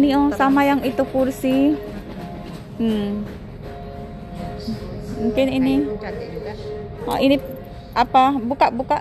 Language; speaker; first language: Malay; non-native, learner; Filipino